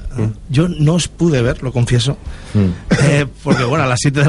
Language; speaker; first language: Spanish; native; Spanish